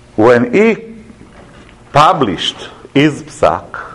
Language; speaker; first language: English; non-native, fluent; Hebrew